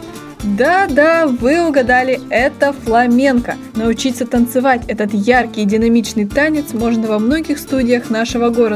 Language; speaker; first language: Russian; native; Russian